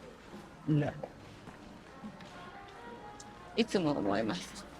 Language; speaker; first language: Japanese; native; Japanese